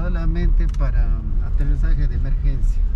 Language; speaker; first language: Spanish; native; Spanish